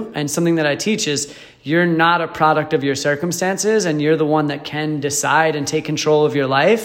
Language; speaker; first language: English; native; English